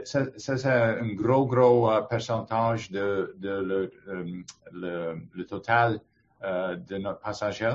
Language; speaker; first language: French; non-native, learner; English